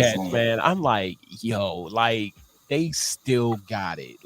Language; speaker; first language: English; native; English